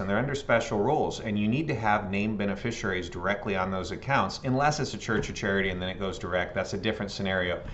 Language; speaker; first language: English; native; English